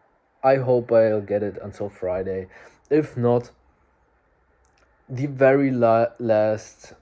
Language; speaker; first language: English; non-native, fluent; German